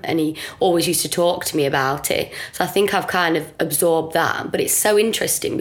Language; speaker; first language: English; native; English